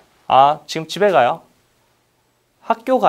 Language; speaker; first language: Korean; non-native, fluent; English